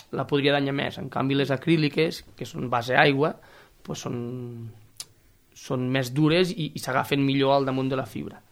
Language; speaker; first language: Catalan; native; Catalan